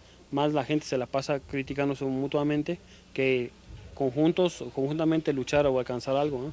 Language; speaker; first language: Spanish; native; Spanish